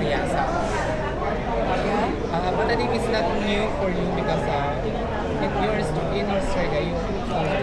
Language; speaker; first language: English; non-native, learner; Filipino